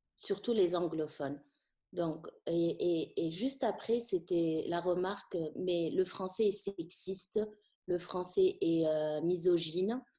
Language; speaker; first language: French; non-native, local second language; Arabic